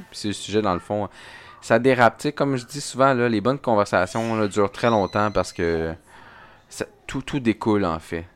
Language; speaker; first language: French; native; French